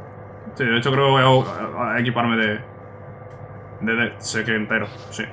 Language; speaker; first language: Spanish; native; Spanish